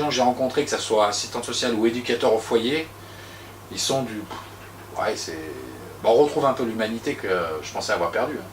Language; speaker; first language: French; native; French